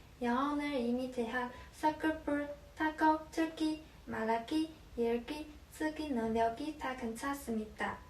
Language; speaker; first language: Korean; non-native, learner; Chinese